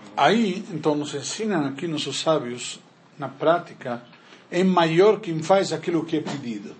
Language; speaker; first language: Portuguese; non-native, fluent; Spanish